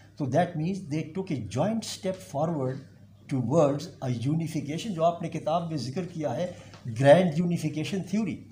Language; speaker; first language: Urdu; non-native, local second language; Pashto